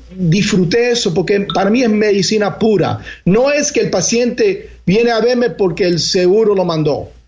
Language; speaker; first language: Spanish; early bilingual, heritage; Spanish